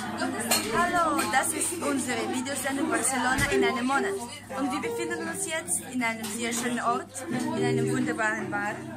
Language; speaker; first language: German; non-native, fluent; Russian